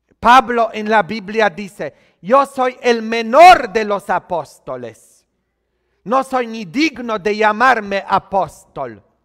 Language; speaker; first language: Spanish; non-native, fluent; Polish